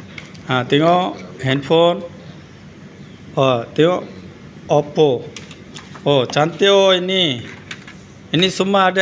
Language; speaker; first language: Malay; non-native, learner; Bangla